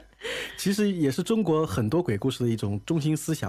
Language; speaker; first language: Chinese; native; Chinese